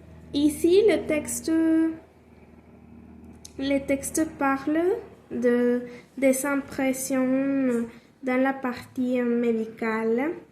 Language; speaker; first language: French; non-native, learner; Spanish